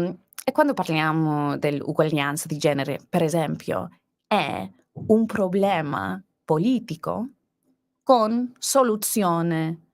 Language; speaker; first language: Italian; non-native, learner; English